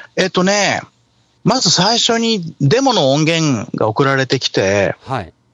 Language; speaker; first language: Japanese; native; Japanese